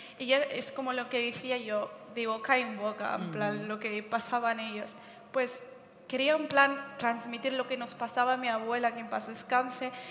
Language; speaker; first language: Spanish; early bilingual, other home language; Berber languages